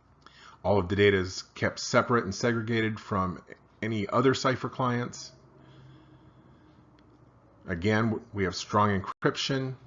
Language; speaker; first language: English; native; English